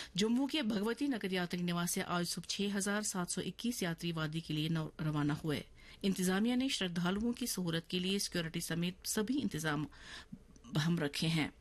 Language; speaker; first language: Urdu; non-native, local second language; Kashmiri